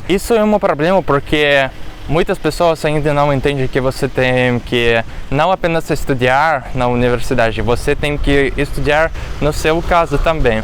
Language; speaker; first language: Portuguese; non-native, fluent; Russian